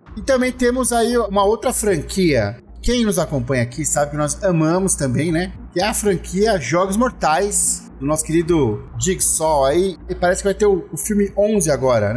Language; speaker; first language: Portuguese; native; Portuguese